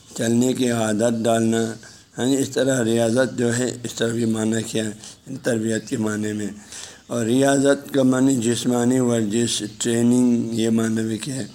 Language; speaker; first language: Urdu; non-native, local second language; Balti